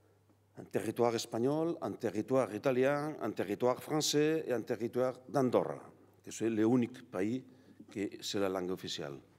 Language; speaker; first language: French; non-native, learner; Catalan